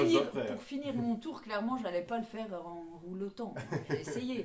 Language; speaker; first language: French; native; French